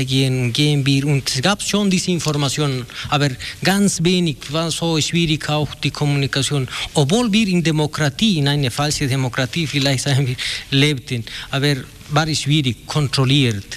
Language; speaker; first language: German; non-native, learner; Spanish